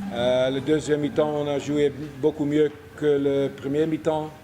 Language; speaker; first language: French; non-native, fluent; Dutch